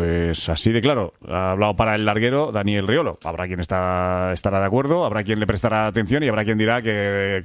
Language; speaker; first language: Spanish; native; Spanish